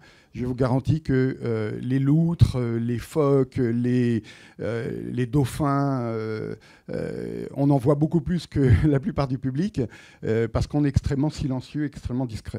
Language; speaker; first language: French; native; French